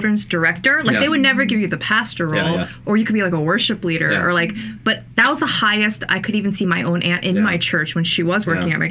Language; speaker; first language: English; native; English